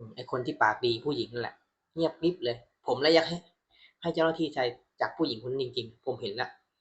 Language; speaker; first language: Thai; non-native, fluent; Burmese